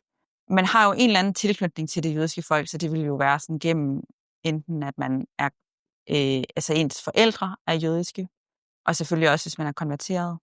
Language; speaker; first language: Danish; native; Danish